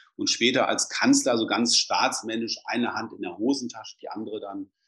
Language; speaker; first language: German; native; German